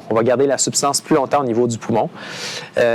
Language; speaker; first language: French; native; French